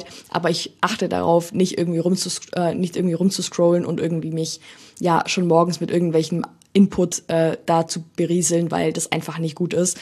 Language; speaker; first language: German; native; German